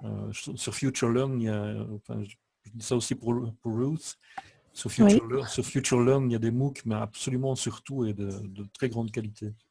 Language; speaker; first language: French; native; French